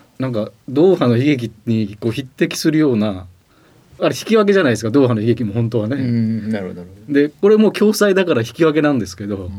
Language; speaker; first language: Japanese; native; Japanese